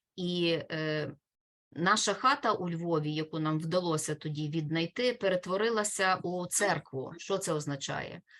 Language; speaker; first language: Ukrainian; native; Ukrainian